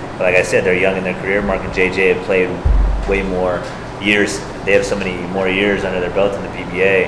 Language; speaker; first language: English; native; English